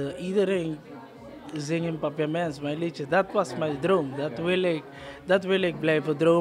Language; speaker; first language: Dutch; non-native, local second language; Papiamento